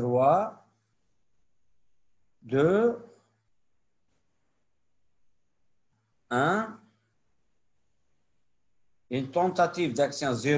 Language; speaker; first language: French; non-native, local second language; Arabic